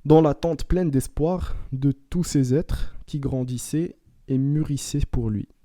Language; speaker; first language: French; non-native, local second language; Arabic